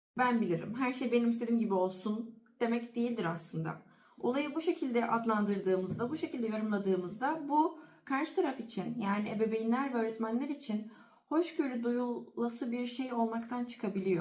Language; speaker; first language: Turkish; native; Turkish